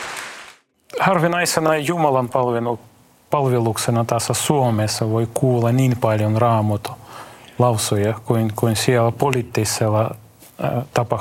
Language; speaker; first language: Finnish; non-native, fluent; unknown